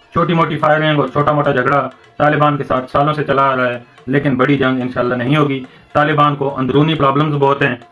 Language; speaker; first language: Urdu; non-native, local second language; Northern Hindko